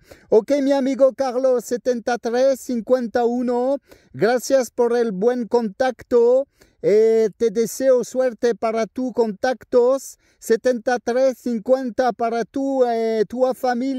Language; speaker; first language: Spanish; non-native, learner; French